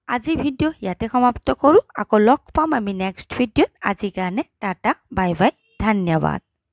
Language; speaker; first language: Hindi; non-native, local second language; Assamese